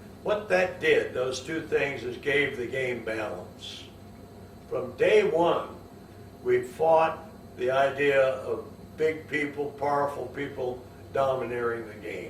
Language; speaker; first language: English; native; English